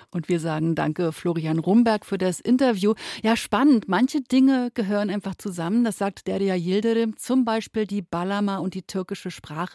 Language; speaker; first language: German; native; German